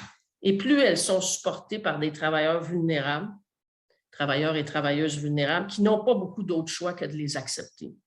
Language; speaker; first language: French; native; French